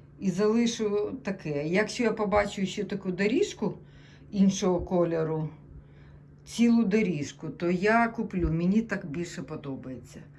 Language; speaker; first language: Ukrainian; non-native, local second language; Russian